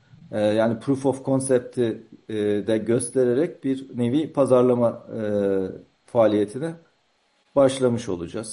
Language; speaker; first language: Turkish; native; Turkish